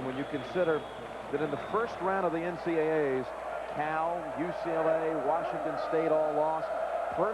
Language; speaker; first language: English; native; English